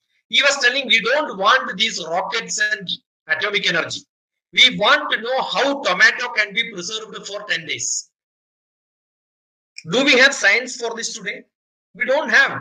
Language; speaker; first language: English; non-native, local second language; Malayalam